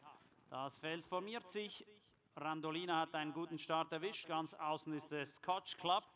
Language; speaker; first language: German; native; German